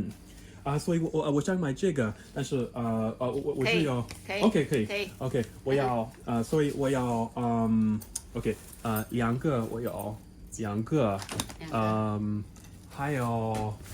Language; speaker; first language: Chinese; non-native, learner; English